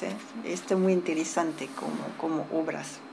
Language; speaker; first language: Spanish; early bilingual, heritage; French